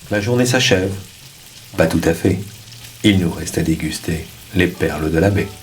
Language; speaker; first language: French; native; French